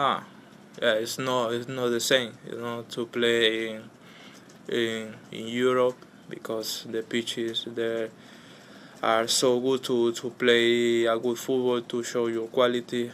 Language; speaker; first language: English; non-native, learner; Spanish